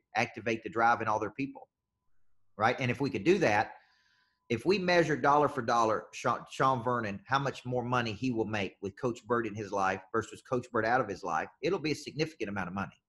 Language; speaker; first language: English; native; English